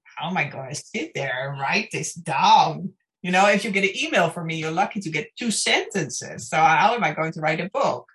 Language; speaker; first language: English; non-native, fluent; Dutch